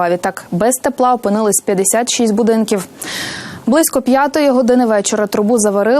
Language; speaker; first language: Ukrainian; native; Ukrainian